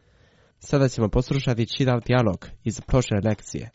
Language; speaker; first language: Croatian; non-native, fluent; Chinese